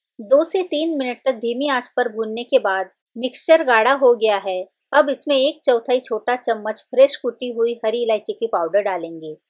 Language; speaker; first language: Hindi; non-native, local second language; Marathi